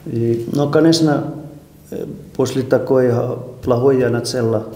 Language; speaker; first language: Russian; non-native, learner; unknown